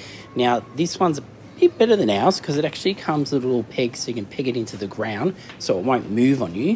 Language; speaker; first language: English; native; English